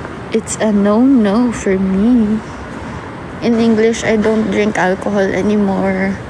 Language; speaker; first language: English; non-native, local second language; Filipino